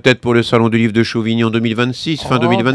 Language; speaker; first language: French; native; French